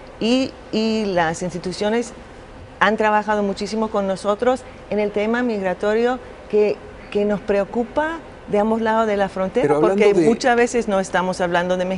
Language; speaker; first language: Spanish; non-native, fluent; English